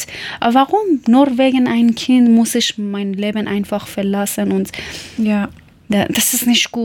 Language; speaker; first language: German; non-native, learner; Persian